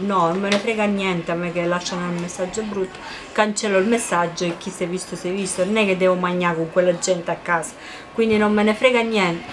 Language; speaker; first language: Italian; non-native, fluent; Romanian